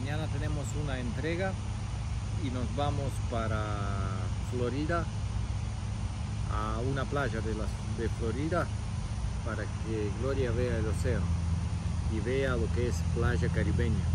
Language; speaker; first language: Spanish; native; Spanish